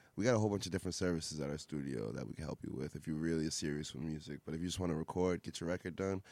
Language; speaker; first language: English; native; English